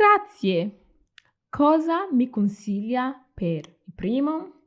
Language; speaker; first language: Italian; non-native, fluent; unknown